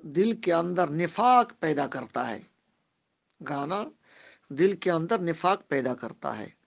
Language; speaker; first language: Urdu; non-native, local second language; Bangla